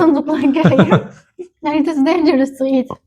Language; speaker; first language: English; non-native, learner; Turkish